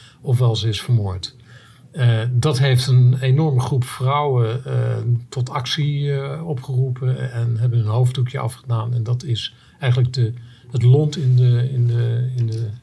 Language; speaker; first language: Dutch; native; Dutch